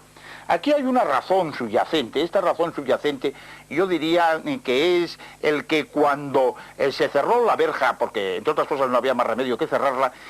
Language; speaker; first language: Spanish; native; Spanish